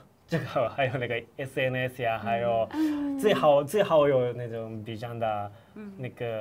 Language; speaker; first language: Chinese; non-native, fluent; Japanese